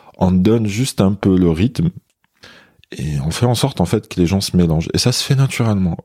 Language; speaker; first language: French; non-native, local second language; Kabyle